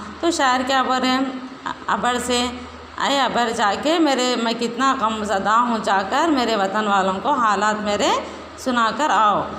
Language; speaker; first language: Urdu; native; Urdu